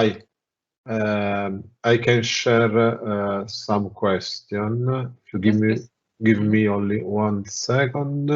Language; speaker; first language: English; non-native, learner; Italian